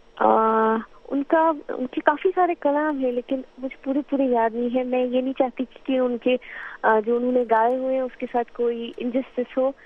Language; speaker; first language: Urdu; non-native, local second language; Kashmiri